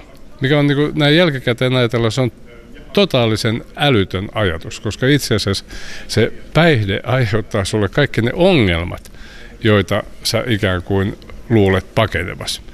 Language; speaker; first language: Finnish; native; Finnish